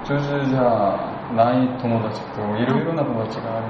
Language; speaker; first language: Japanese; non-native, learner; Korean